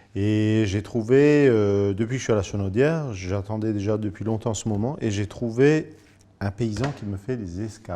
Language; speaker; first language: French; native; French